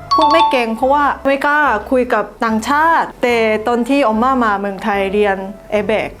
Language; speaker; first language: Thai; non-native, fluent; Korean